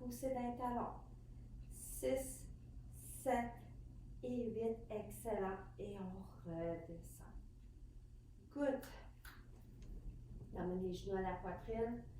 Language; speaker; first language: French; native; French